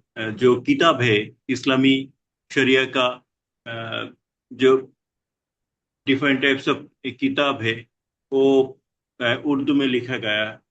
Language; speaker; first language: Hindi; non-native, learner; Bangla